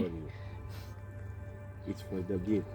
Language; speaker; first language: English; non-native, learner; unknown